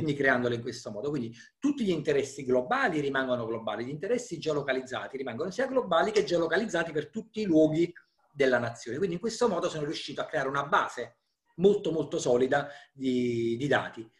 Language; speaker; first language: Italian; native; Italian